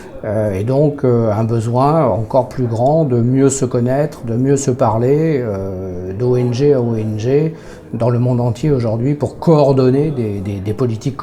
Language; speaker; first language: French; native; French